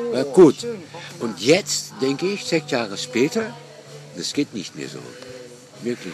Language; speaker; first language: German; non-native, fluent; Dutch